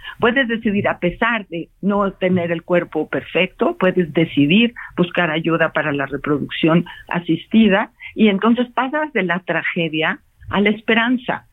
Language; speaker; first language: Spanish; native; Spanish